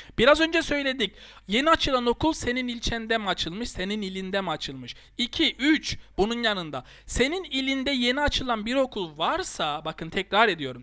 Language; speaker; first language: Turkish; native; Turkish